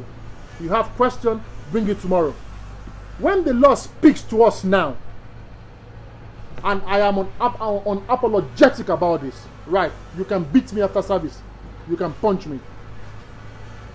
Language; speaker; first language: English; non-native, local second language; Yoruba